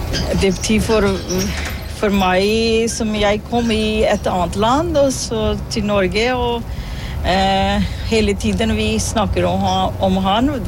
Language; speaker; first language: Norwegian; non-native, learner; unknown